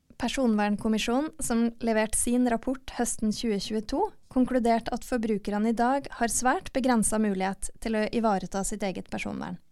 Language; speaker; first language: Norwegian; native; Norwegian